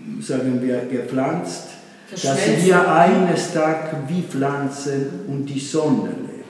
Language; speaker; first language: German; non-native, learner; Italian